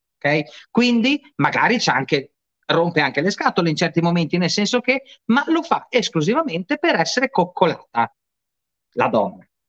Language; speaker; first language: Italian; native; Italian